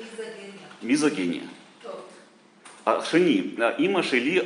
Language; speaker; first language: Hebrew; non-native, learner; Russian